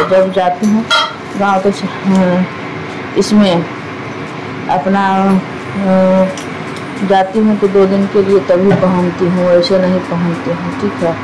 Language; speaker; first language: Hindi; non-native, local second language; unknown